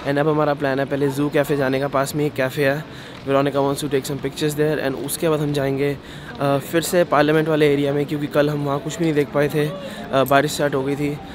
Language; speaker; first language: Hindi; native; Hindi